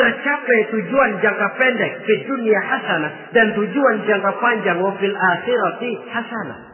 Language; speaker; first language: Indonesian; native; Indonesian